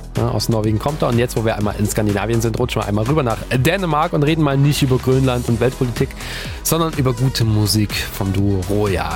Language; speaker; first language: German; native; German